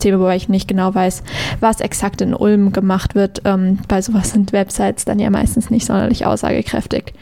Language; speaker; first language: German; native; German